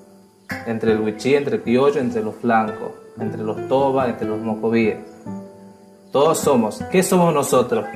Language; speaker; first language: Spanish; non-native, local second language; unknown